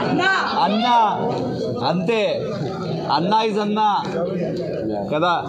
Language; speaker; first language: Telugu; non-native, learner; Hindi